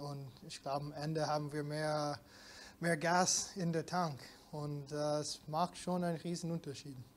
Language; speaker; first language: German; non-native, fluent; English